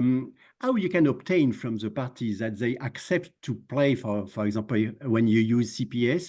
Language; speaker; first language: English; non-native, fluent; French